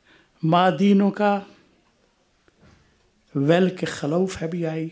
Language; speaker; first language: Dutch; non-native, fluent; Urdu